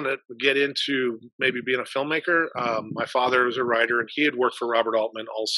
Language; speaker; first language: English; native; English